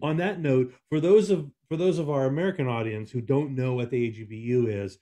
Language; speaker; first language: English; native; English